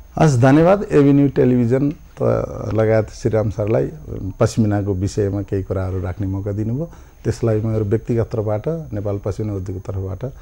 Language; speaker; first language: Nepali; native; Nepali